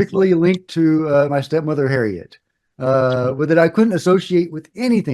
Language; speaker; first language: English; native; English